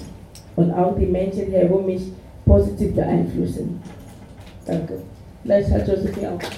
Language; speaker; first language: German; non-native, fluent; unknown